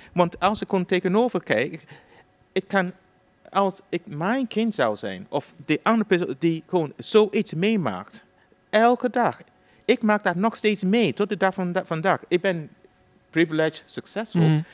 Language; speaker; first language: Dutch; non-native, fluent; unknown